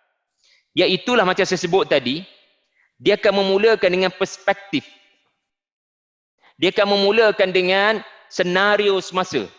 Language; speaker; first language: Malay; native; Malay